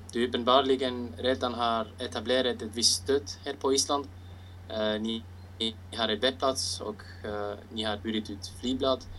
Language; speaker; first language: Swedish; non-native, learner; Icelandic